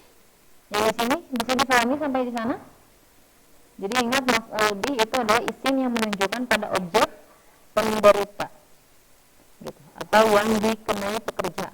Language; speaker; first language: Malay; non-native, local second language; Sundanese